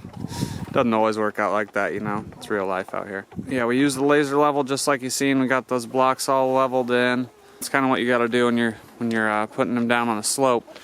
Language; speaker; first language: English; native; English